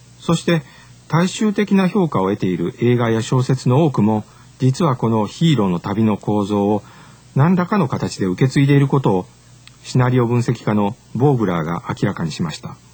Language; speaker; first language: Japanese; native; Japanese